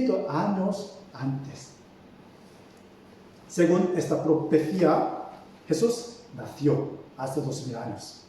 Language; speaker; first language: Spanish; non-native, fluent; Korean